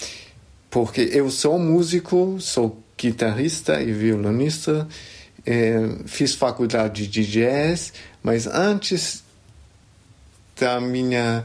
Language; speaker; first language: Portuguese; non-native, fluent; German